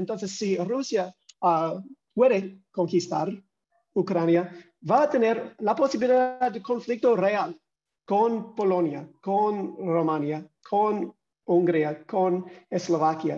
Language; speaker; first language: Spanish; non-native, fluent; English